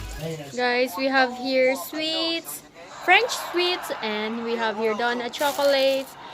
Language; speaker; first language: English; non-native, local second language; Filipino